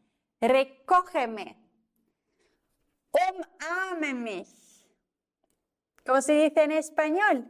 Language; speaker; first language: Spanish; non-native, fluent; German